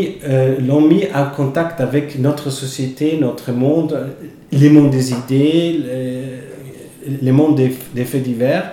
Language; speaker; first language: French; non-native, fluent; Italian